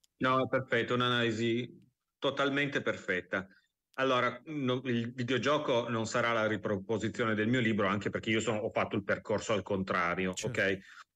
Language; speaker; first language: Italian; native; Italian